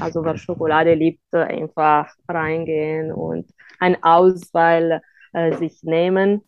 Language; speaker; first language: German; non-native, fluent; Italian